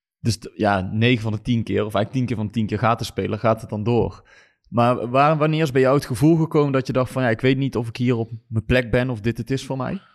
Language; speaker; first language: Dutch; native; Dutch